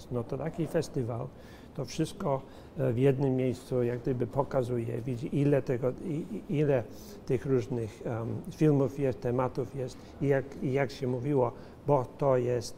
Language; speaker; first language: Polish; early bilingual, heritage; Polish